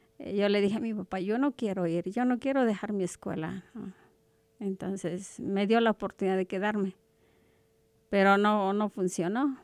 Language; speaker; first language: Spanish; non-native, local second language; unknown